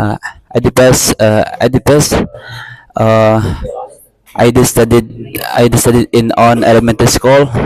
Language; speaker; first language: English; non-native, learner; Indonesian